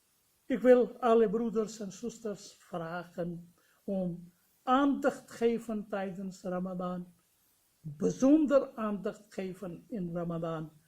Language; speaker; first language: Dutch; non-native, fluent; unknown